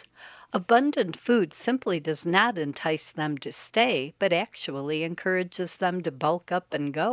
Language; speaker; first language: English; native; English